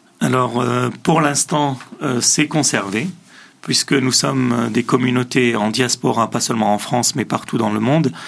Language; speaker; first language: French; early bilingual, other home language; Assyrian Neo-Aramaic